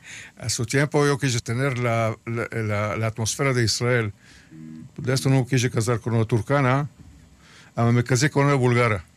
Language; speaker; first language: Spanish; early bilingual, heritage; Spanish